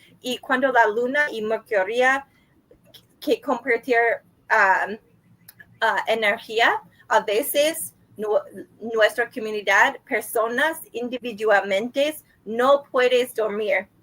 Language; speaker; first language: Spanish; non-native, learner; English